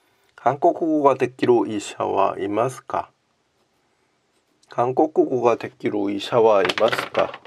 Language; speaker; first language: Japanese; non-native, learner; Korean